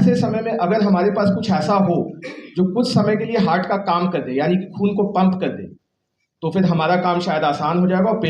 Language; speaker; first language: Hindi; native; Hindi